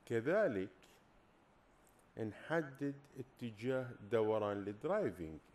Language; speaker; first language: Arabic; native; Arabic